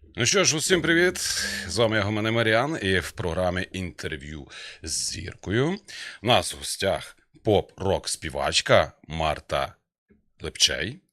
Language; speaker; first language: Ukrainian; native; Ukrainian